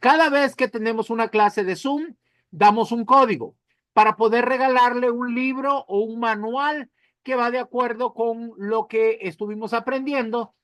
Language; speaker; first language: Spanish; native; Spanish